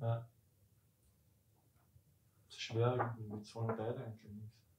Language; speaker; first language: German; native; German